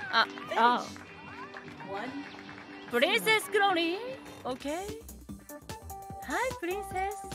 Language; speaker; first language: Japanese; native; Japanese